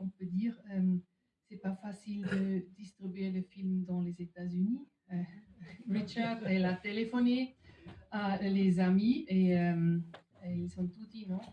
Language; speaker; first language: French; non-native, fluent; German